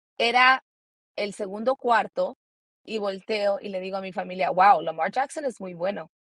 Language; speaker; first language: Spanish; early bilingual, heritage; Spanish